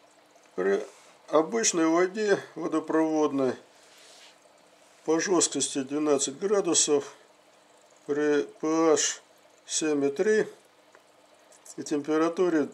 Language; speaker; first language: Russian; native; Russian